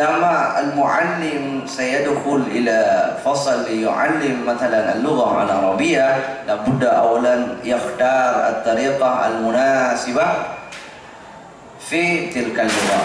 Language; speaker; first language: Arabic; non-native, fluent; Indonesian